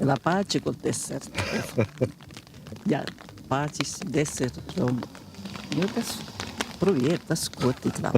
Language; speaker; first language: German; non-native, learner; Italian